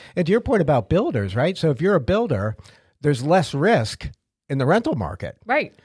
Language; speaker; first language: English; native; English